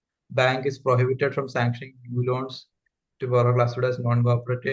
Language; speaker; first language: English; non-native, local second language; Malayalam